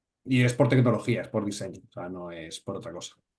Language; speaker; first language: Spanish; native; Spanish